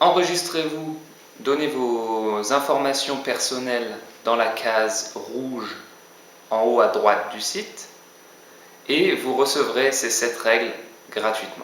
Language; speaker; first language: French; native; French